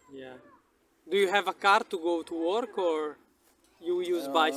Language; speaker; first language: English; non-native, local second language; Italian